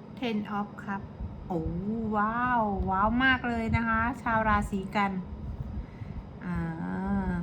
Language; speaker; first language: Thai; native; Thai